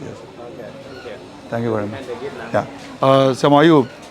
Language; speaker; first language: English; non-native, fluent; Burmese